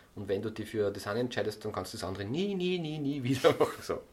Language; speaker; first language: German; native; German